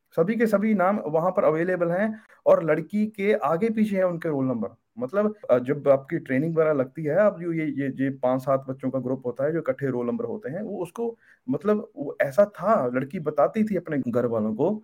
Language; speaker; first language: Hindi; native; Hindi